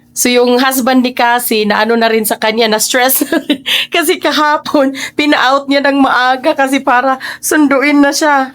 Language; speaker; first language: Filipino; native; Filipino